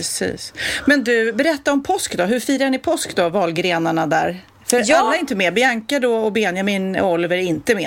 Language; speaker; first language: Swedish; native; Swedish